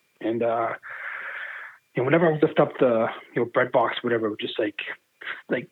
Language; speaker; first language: English; native; English